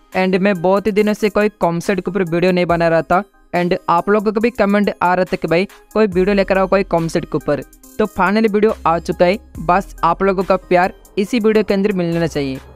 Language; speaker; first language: Hindi; non-native, local second language; Odia